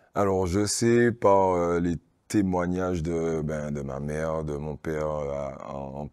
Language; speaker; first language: French; native; French